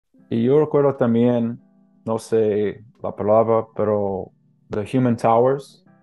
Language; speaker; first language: Spanish; non-native, learner; English